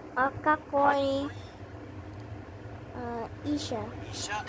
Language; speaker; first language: Japanese; non-native, learner; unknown